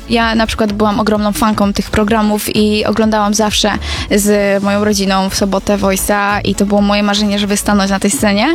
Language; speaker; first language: Polish; native; Polish